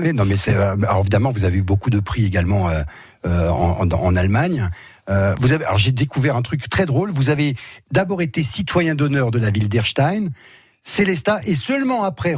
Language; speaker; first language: French; native; French